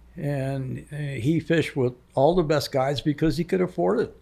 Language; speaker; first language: English; native; English